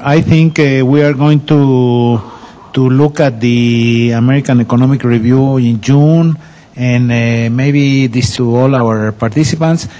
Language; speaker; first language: English; non-native, fluent; Spanish